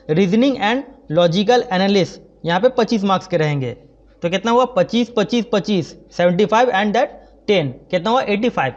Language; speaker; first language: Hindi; non-native, local second language; Bangla